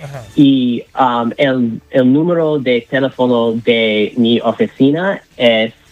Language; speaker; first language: Spanish; non-native, learner; English